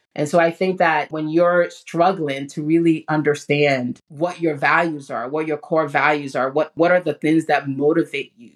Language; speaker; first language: English; early bilingual, other home language; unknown